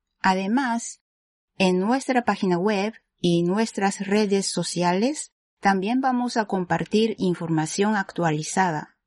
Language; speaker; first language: Spanish; non-native, fluent; Japanese